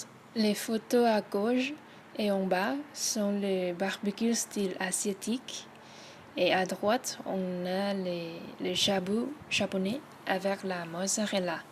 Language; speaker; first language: French; non-native, learner; Thai